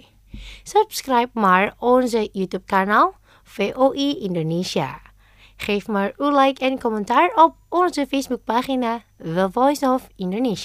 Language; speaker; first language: Dutch; non-native, fluent; Indonesian